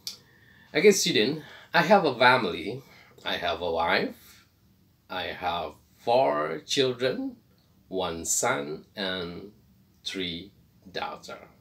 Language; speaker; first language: English; non-native, fluent; Indonesian